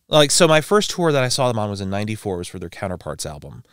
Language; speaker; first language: English; native; English